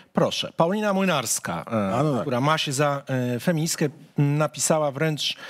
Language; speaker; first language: Polish; native; Polish